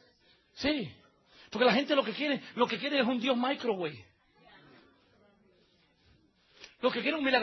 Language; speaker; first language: Spanish; native; Spanish